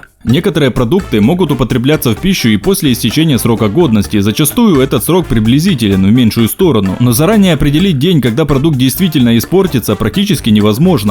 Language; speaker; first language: Russian; native; Russian